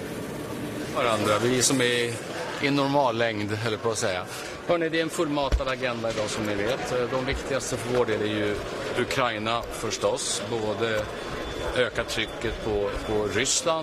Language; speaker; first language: Swedish; native; Swedish